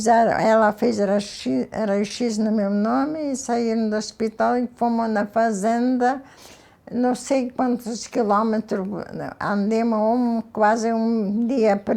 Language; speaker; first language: Portuguese; early bilingual, other home language; Ukrainian